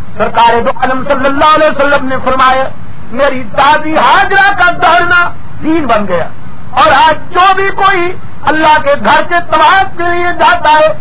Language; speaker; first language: Urdu; native; Urdu